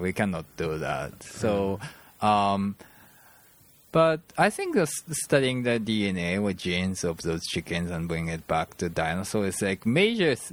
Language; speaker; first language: English; non-native, fluent; Japanese